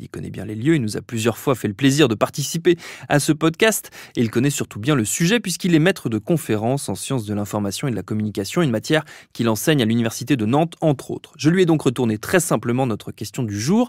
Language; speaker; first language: French; native; French